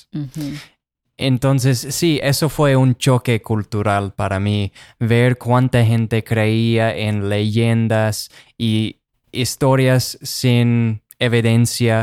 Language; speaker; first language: Spanish; non-native, fluent; English